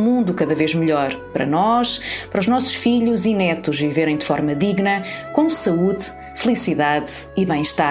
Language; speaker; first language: Portuguese; native; Portuguese